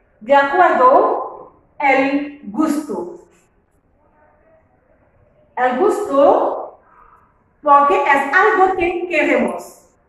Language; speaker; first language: Spanish; non-native, fluent; French